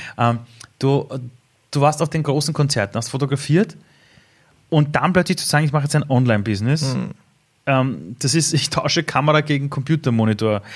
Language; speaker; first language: German; early bilingual, other home language; Persian